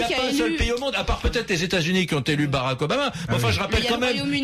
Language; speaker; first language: French; native; French